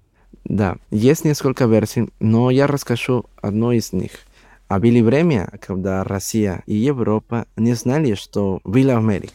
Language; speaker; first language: Russian; non-native, learner; Spanish